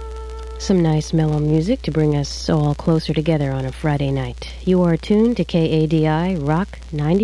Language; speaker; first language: English; native; English